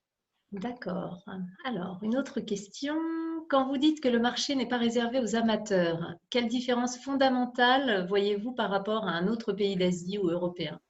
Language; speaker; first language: French; native; French